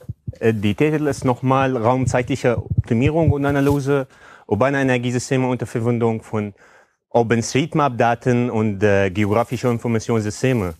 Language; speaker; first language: German; non-native, fluent; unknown